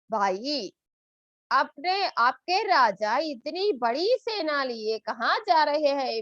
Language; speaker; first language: Hindi; non-native, local second language; Telugu